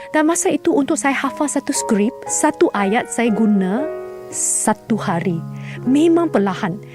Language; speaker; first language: Malay; non-native, local second language; Chinese